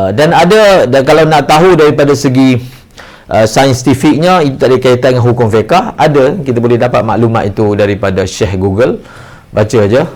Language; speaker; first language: Malay; native; Malay